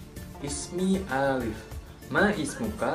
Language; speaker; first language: Arabic; non-native, learner; Indonesian